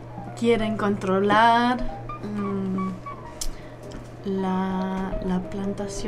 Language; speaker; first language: Spanish; non-native, learner; German